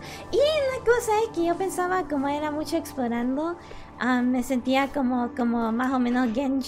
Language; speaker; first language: Spanish; non-native, learner; English